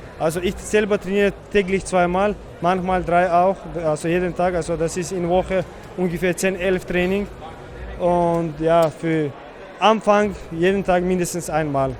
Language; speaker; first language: German; non-native, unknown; Czech